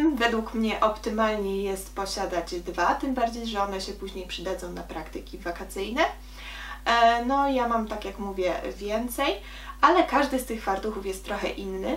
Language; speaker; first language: Polish; native; Polish